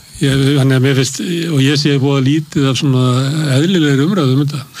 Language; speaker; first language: Icelandic; native; Icelandic